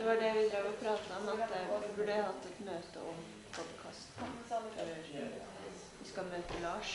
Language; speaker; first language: Norwegian; native; Norwegian